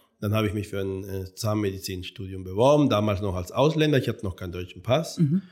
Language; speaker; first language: German; non-native, fluent; Spanish